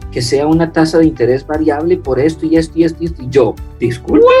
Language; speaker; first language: Spanish; non-native, fluent; French